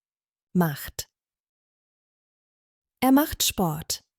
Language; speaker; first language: German; non-native, fluent; Croatian